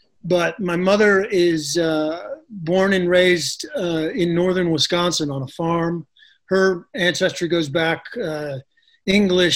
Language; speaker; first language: English; native; English